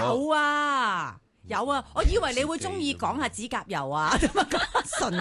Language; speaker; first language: Cantonese; native; Cantonese